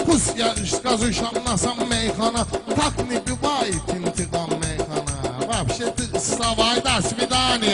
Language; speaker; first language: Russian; non-native, learner; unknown